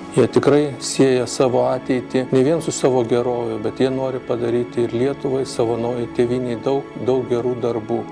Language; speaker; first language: Lithuanian; native; Lithuanian